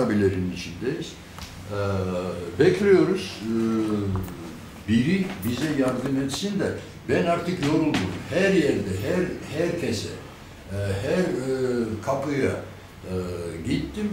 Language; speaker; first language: Turkish; non-native, fluent; Georgian